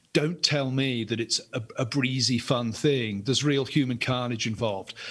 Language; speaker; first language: English; native; English